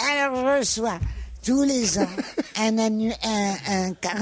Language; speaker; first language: French; native; French